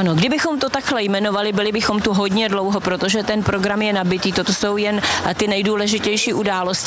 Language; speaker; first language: Czech; native; Czech